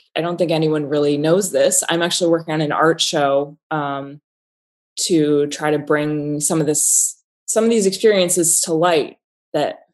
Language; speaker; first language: English; native; English